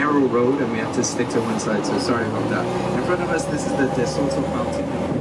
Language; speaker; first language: English; early bilingual, other home language; Spanish